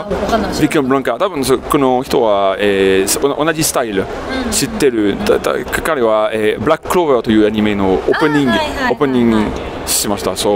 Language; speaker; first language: Japanese; non-native, fluent; French